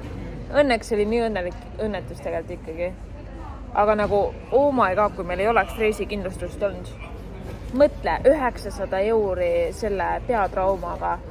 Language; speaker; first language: Estonian; native; Estonian